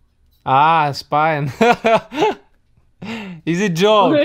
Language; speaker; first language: English; non-native, learner; Russian